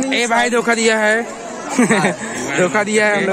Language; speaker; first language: Hindi; native; Hindi